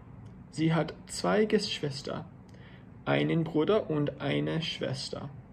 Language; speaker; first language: German; non-native, learner; English